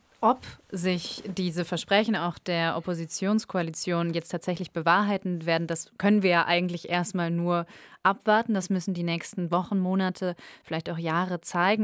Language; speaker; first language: German; native; German